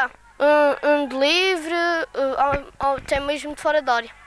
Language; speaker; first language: Portuguese; native; Portuguese